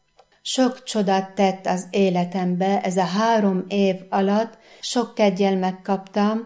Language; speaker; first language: Hungarian; non-native, fluent; Arabic